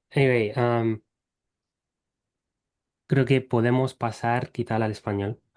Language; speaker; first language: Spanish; non-native, fluent; English